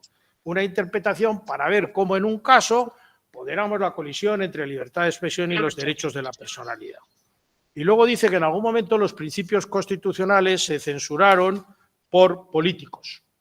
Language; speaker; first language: Spanish; native; Spanish